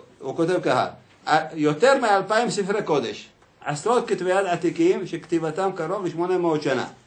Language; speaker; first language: Hebrew; early bilingual, other home language; Arabic